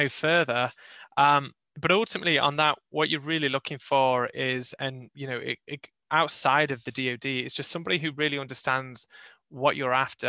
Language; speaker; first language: English; native; English